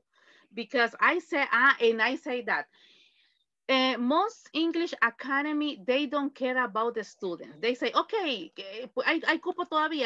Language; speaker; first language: English; non-native, fluent; Spanish